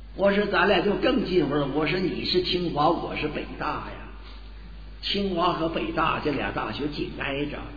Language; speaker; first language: Chinese; native; Chinese